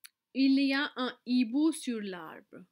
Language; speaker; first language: French; non-native, fluent; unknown